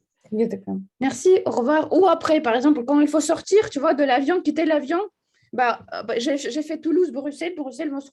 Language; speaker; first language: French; non-native, fluent; Russian